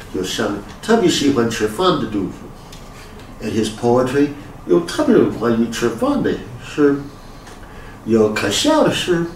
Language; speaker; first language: Chinese; non-native, fluent; English